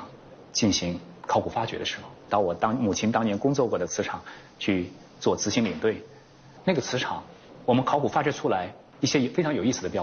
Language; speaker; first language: Chinese; native; Chinese